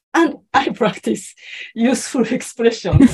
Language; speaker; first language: English; non-native, learner; Japanese